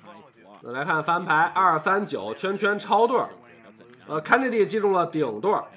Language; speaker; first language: Chinese; native; Chinese